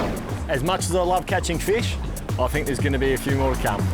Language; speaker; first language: English; native; English